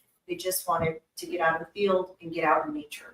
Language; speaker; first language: English; native; English